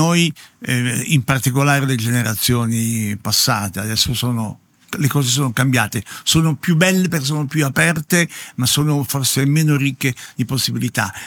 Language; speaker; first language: Italian; native; Italian